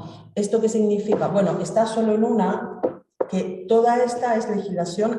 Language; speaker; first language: Spanish; native; Spanish